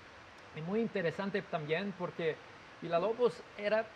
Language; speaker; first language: Spanish; non-native, learner; Portuguese